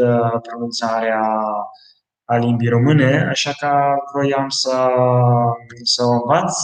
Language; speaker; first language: Romanian; non-native, fluent; Italian